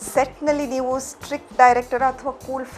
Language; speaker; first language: Kannada; native; Kannada